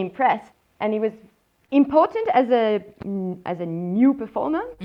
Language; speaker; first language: English; non-native, fluent; French